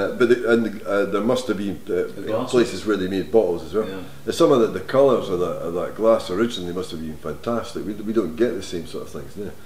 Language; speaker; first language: English; native; English